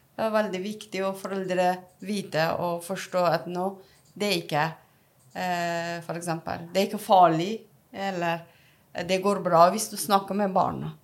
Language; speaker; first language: Norwegian; non-native, fluent; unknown